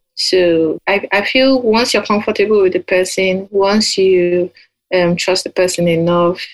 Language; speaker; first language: English; non-native, local second language; Yoruba